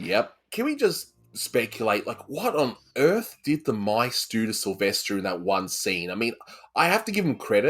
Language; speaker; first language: English; native; English